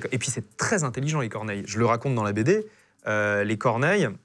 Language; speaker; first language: French; native; French